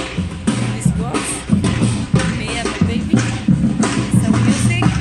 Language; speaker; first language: English; non-native, fluent; Spanish